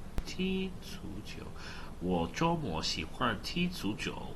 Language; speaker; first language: Chinese; non-native, learner; English